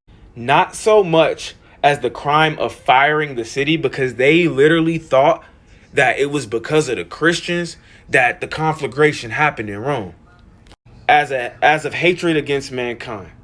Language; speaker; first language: English; native; English